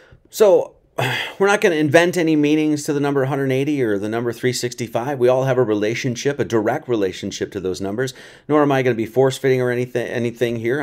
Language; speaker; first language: English; native; English